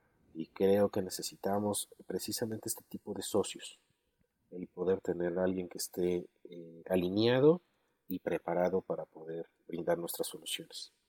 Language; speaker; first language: Spanish; native; Spanish